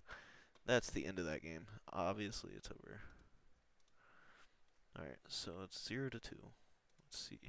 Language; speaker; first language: English; native; English